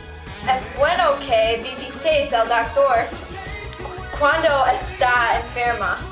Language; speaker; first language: Spanish; non-native, learner; English